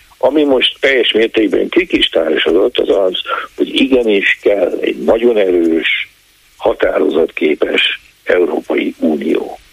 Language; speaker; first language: Hungarian; native; Hungarian